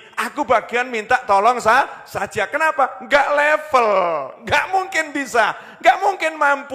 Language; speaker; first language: Indonesian; native; Indonesian